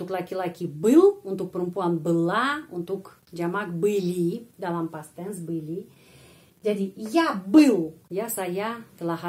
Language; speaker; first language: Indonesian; non-native, fluent; Russian